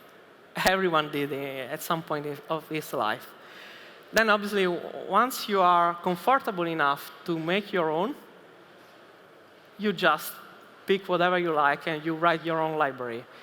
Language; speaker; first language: English; non-native, fluent; Italian